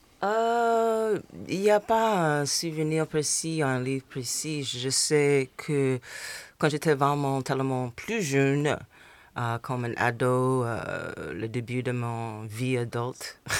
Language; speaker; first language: French; non-native, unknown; English